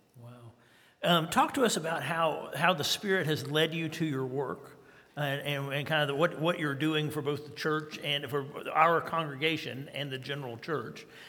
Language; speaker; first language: English; native; English